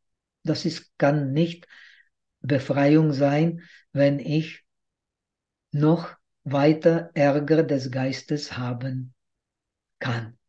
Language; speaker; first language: German; non-native, fluent; Czech